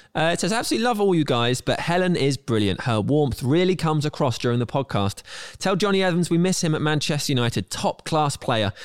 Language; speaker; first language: English; native; English